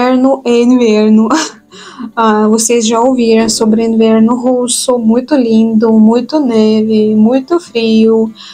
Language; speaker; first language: Portuguese; non-native, fluent; Russian